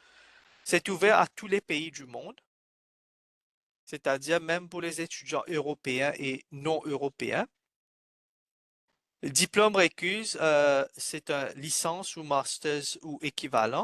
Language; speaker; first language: French; non-native, fluent; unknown